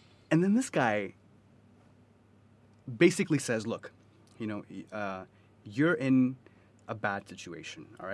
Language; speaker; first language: English; early bilingual, other home language; Urdu